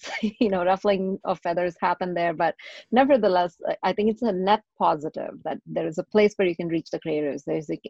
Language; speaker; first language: English; non-native, local second language; Tamil